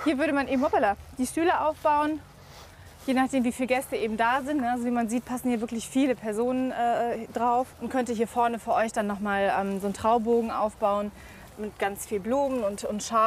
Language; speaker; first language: German; native; German